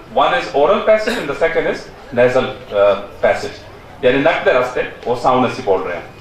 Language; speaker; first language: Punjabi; non-native, local second language; Pashto